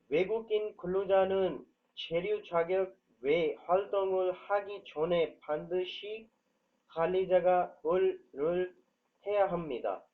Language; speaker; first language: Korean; non-native, fluent; Urdu